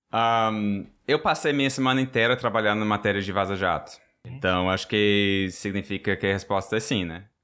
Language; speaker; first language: Portuguese; non-native, fluent; English